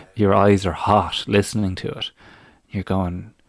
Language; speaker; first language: English; native; English